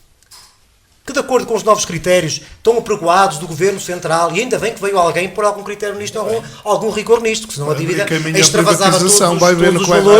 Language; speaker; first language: Portuguese; native; Portuguese